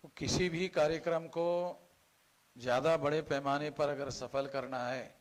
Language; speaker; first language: Hindi; non-native, local second language; Marathi